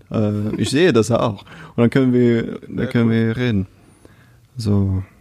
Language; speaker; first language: German; non-native, fluent; Russian